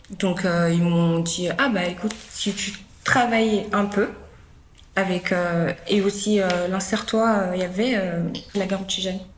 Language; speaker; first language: French; early bilingual, other home language; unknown